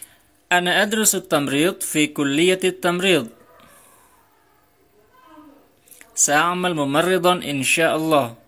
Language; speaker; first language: Arabic; non-native, fluent; Indonesian